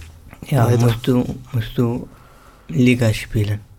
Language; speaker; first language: German; non-native, learner; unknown